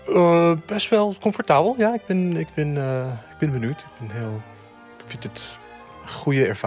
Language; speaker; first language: Dutch; non-native, fluent; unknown